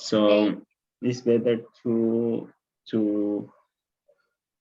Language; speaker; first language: English; non-native, learner; Spanish